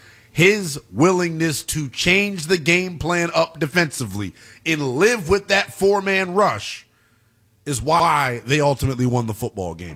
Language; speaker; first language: English; native; English